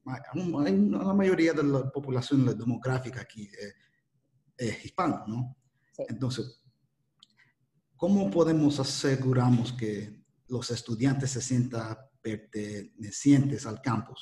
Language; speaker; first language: Spanish; early bilingual, heritage; Spanish